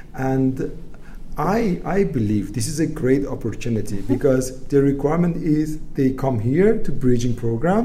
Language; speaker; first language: English; non-native, fluent; Persian